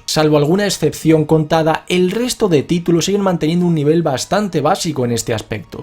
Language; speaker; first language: Spanish; native; Spanish